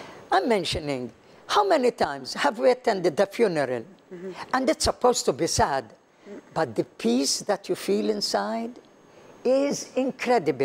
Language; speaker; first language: English; non-native, local second language; Maltese